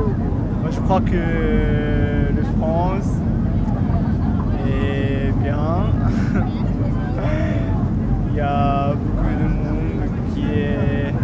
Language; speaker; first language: French; non-native, learner; Japanese